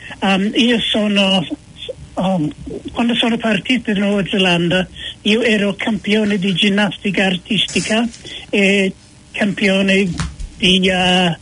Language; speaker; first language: Italian; non-native, fluent; English